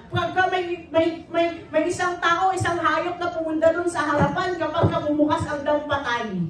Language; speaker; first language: Filipino; native; Filipino